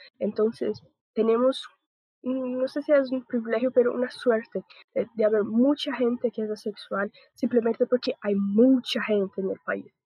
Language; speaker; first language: Spanish; non-native, learner; Portuguese